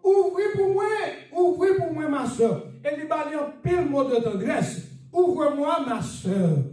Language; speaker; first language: French; non-native, learner; English